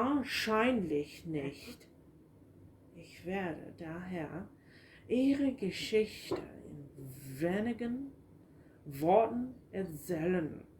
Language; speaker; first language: German; non-native, learner; English